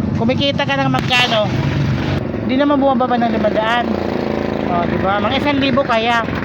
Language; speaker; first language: Filipino; non-native, local second language; Waray